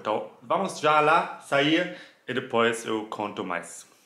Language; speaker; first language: Portuguese; non-native, fluent; German